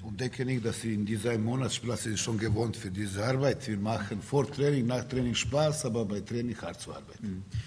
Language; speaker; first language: German; non-native, learner; Serbian